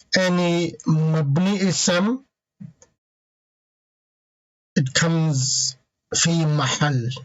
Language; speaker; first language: Arabic; non-native, fluent; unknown